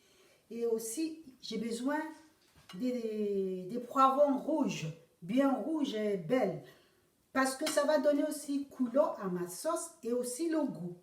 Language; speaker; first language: French; non-native, learner; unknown